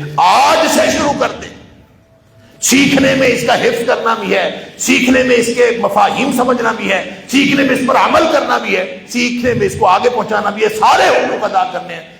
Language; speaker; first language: Urdu; non-native, local second language; Punjabi